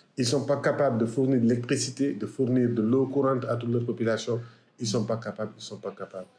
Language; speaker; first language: French; non-native, local second language; Wolof